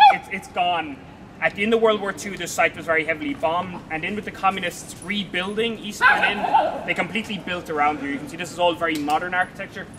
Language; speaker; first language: English; native; English